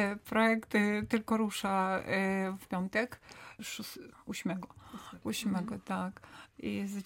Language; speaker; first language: Polish; non-native, learner; Ukrainian